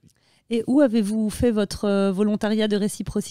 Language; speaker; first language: French; native; French